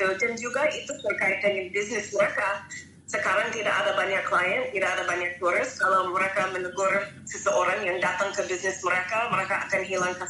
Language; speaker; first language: Indonesian; non-native, fluent; English